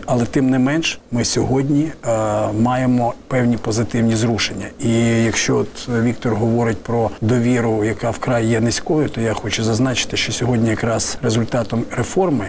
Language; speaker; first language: Ukrainian; native; Ukrainian